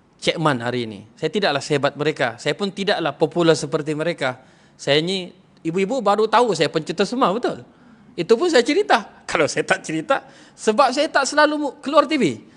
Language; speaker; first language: Malay; non-native, local second language; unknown